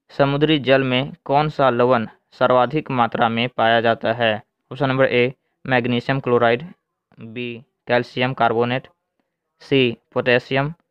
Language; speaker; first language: Hindi; native; Hindi